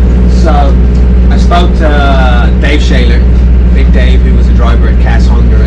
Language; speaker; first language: English; native; English